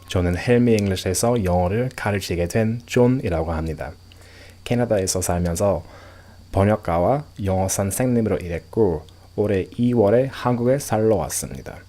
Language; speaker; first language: Korean; non-native, fluent; English